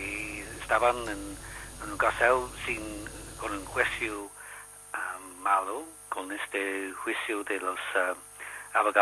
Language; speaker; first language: Spanish; non-native, learner; English